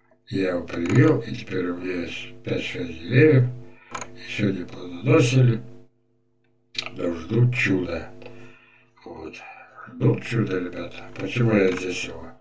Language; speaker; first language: Russian; native; Russian